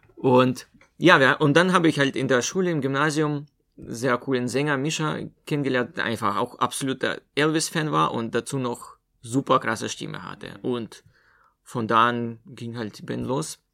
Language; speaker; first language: German; non-native, fluent; Russian